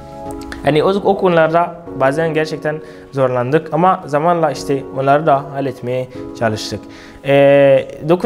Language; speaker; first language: Turkish; non-native, fluent; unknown